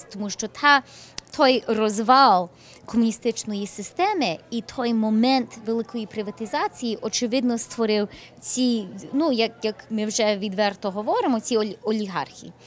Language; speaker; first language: Ukrainian; early bilingual, heritage; Ukrainian